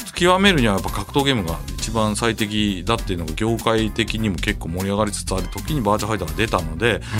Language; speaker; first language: Japanese; native; Japanese